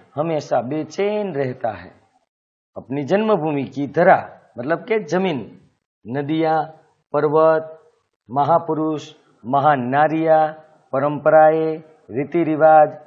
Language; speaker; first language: Hindi; non-native, local second language; Gujarati